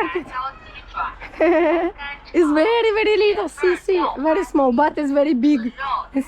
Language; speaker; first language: English; non-native, learner; Russian